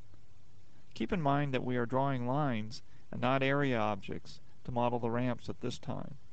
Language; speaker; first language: English; native; English